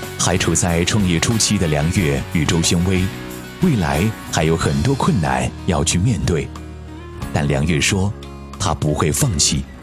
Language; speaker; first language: Chinese; native; Chinese